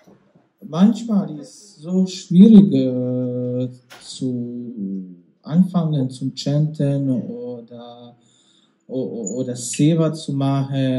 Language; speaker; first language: German; non-native, learner; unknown